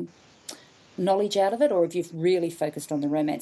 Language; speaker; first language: English; native; English